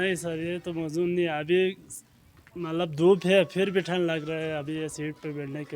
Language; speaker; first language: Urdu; non-native, local second language; Balti